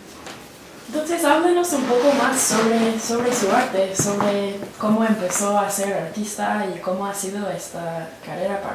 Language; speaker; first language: Spanish; non-native, learner; English